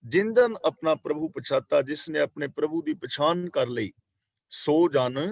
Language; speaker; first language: Hindi; non-native, local second language; Punjabi